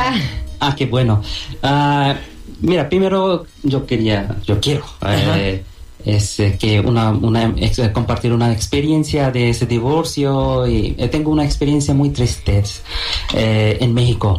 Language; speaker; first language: Spanish; non-native, fluent; Bangla